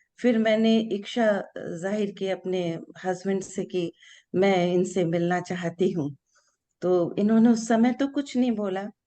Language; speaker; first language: Hindi; non-native, local second language; Bangla